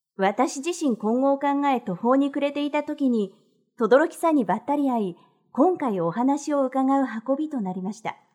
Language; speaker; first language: Japanese; native; Japanese